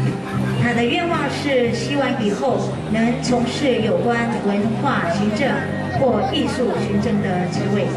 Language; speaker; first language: Chinese; native; Chinese